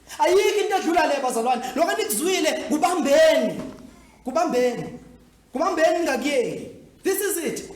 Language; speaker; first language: Zulu; native; Zulu